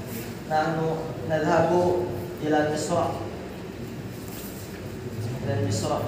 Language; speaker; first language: Arabic; non-native, learner; Indonesian